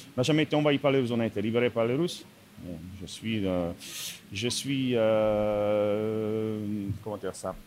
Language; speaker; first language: French; non-native, fluent; Slovak